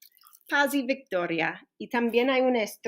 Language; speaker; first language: Spanish; early bilingual, other home language; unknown